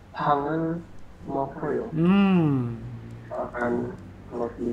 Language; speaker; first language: Korean; non-native, learner; Indonesian